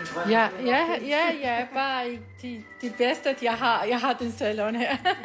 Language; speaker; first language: Danish; non-native, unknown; Arabic